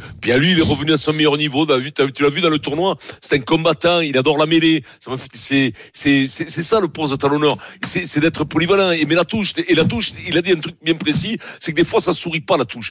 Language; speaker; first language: French; native; French